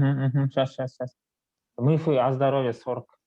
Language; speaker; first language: Russian; non-native, local second language; Kazakh